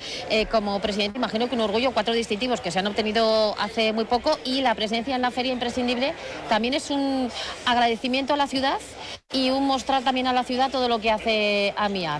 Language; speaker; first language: Spanish; native; Spanish